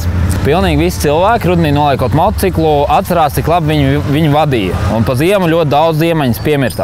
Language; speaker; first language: Latvian; native; Latvian